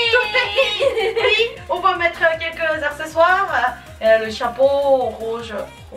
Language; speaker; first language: French; non-native, learner; Japanese